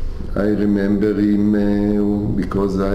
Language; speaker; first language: English; non-native, learner; Hebrew